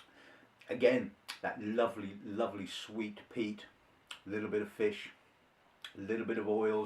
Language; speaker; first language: English; native; English